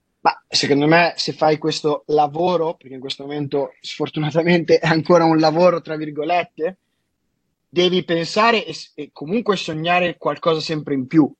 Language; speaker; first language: Italian; native; Italian